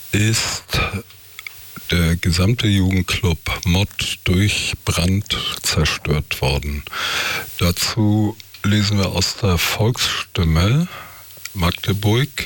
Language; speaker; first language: German; native; German